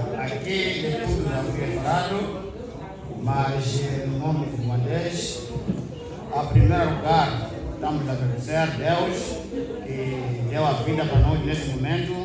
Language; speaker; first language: Portuguese; non-native, learner; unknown